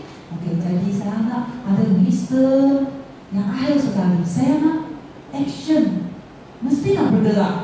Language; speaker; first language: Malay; non-native, local second language; Chinese